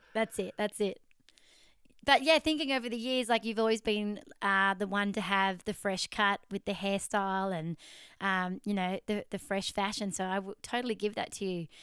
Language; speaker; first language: English; native; English